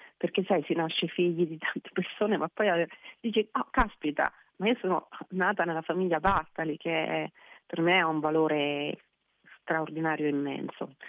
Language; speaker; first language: Italian; native; Italian